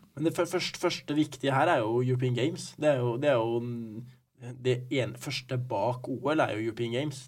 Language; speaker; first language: Norwegian; early bilingual, other home language; Arabic